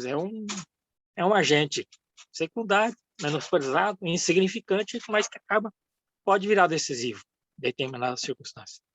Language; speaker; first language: Portuguese; early bilingual, other home language; Japanese